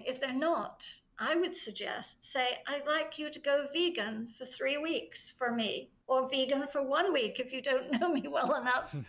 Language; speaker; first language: English; native; English